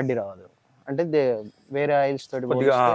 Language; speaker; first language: Telugu; native; Telugu